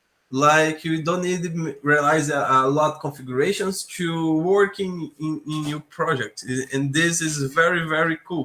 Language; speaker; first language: English; non-native, learner; Portuguese